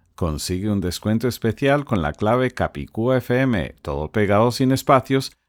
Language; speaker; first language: Spanish; non-native, fluent; English